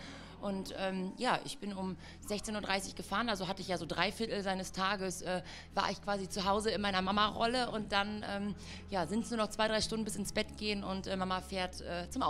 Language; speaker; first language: German; native; German